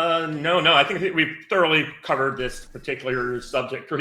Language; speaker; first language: English; native; English